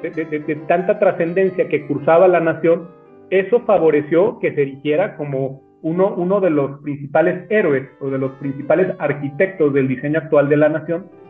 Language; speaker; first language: Spanish; native; Spanish